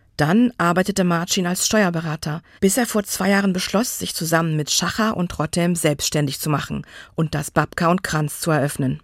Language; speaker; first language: German; native; German